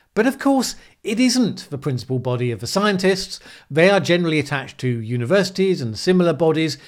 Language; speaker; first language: English; native; English